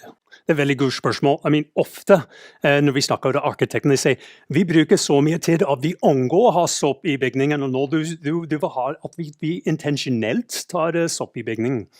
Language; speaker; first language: Norwegian; non-native, fluent; English